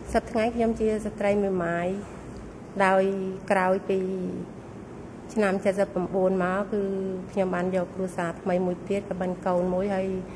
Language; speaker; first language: Khmer; native; Khmer